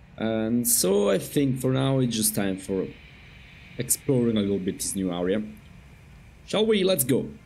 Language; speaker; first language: English; non-native, fluent; Italian